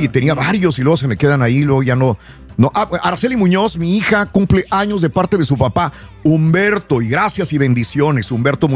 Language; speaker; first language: Spanish; native; Spanish